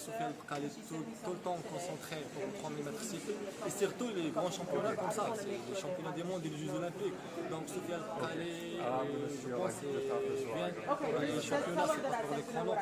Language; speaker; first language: French; non-native, local second language; Arabic